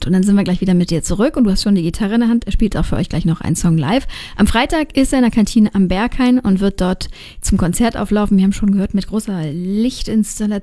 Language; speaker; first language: German; native; German